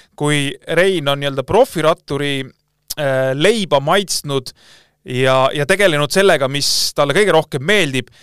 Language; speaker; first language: Estonian; native; Estonian